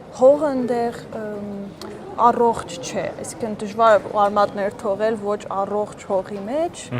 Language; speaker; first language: Armenian; early bilingual, heritage; Armenian